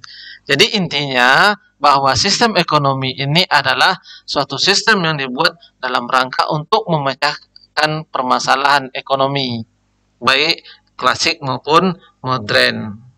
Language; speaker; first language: Indonesian; native; Indonesian